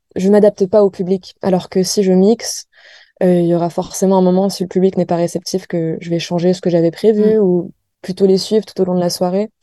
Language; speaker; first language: French; native; French